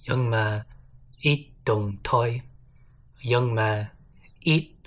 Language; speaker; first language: Vietnamese; non-native, learner; English